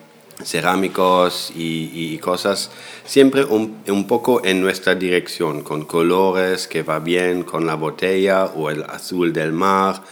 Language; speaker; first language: Spanish; non-native, fluent; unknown